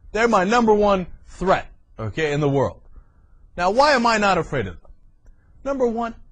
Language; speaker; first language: English; native; English